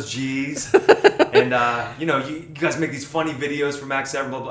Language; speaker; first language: English; native; English